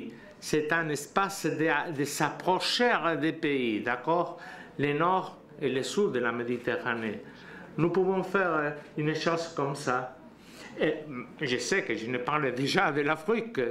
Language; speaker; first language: French; non-native, learner; Spanish